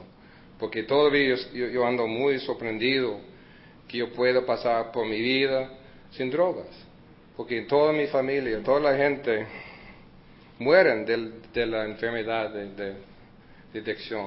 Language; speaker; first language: Spanish; early bilingual, heritage; Spanish